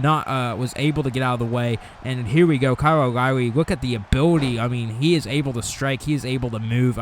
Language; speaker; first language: English; native; English